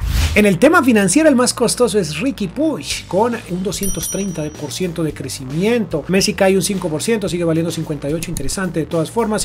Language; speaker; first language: Spanish; native; Spanish